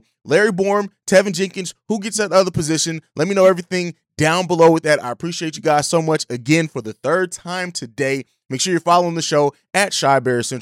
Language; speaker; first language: English; native; English